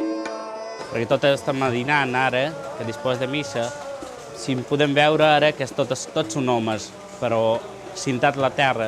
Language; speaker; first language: Catalan; non-native, learner; Punjabi